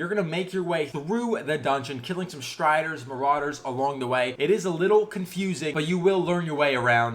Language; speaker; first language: English; native; English